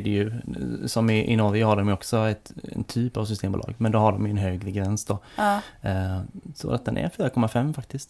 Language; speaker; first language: Swedish; native; Swedish